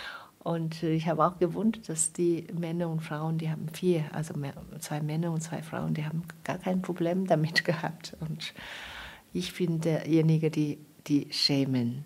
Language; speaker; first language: German; non-native, fluent; Chinese